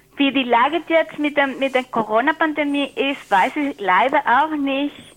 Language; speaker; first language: German; non-native, fluent; Spanish